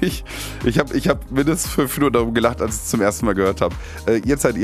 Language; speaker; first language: German; native; German